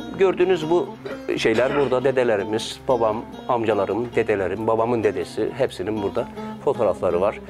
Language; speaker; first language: Turkish; native; Turkish